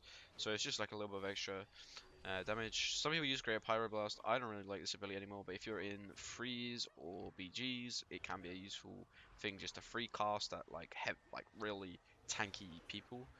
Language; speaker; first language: English; native; English